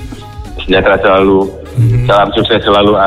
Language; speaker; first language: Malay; non-native, local second language; Sundanese